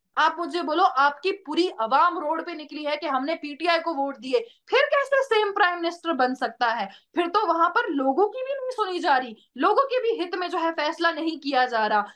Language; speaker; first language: Hindi; non-native, local second language; Kashmiri